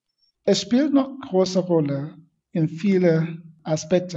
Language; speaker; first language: German; non-native, fluent; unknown